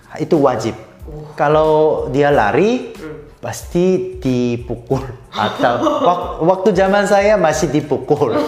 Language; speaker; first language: Indonesian; non-native, fluent; Korean